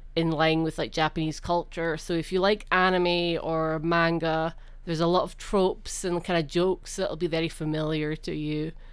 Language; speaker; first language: English; native; English